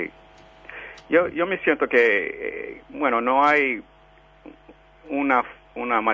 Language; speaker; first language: Spanish; early bilingual, heritage; Spanish